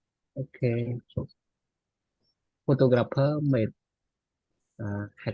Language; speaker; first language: English; non-native, learner; Khmer